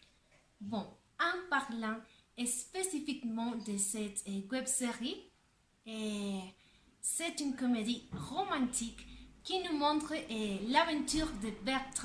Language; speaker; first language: French; non-native, learner; Spanish